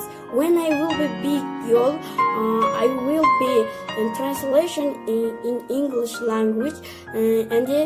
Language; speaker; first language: English; non-native, learner; Kyrgyz